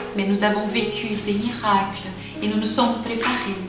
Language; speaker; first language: French; non-native, fluent; Portuguese